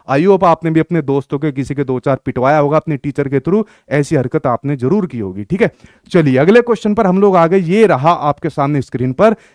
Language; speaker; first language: Hindi; native; Hindi